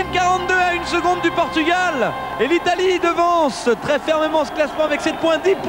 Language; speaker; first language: French; native; French